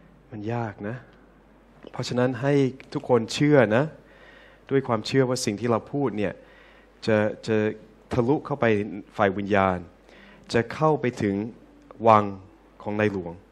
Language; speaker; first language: Thai; early bilingual, heritage; Thai